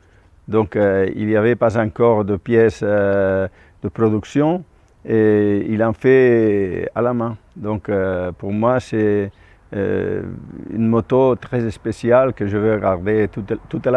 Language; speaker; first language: French; non-native, fluent; Spanish